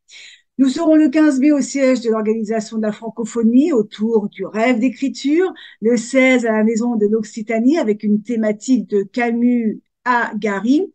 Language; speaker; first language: French; native; French